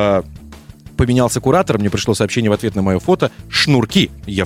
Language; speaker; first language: Russian; native; Russian